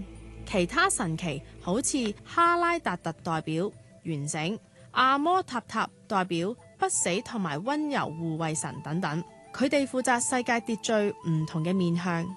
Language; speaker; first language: Chinese; non-native, local second language; Cantonese